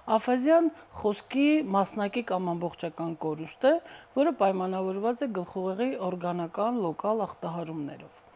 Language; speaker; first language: Armenian; native; Armenian